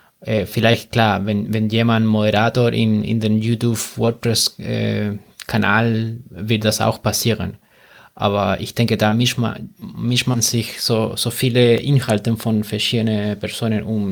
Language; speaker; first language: German; non-native, fluent; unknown